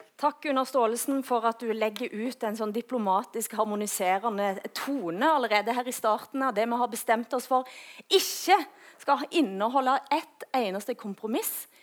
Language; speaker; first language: Norwegian; native; Norwegian